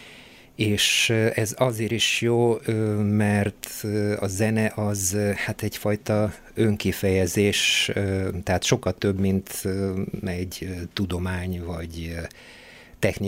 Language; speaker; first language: Hungarian; non-native, fluent; Bulgarian